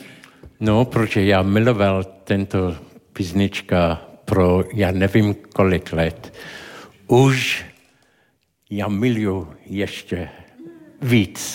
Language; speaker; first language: Czech; non-native, learner; English